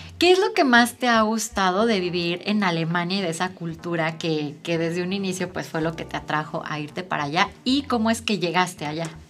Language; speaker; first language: Spanish; native; Spanish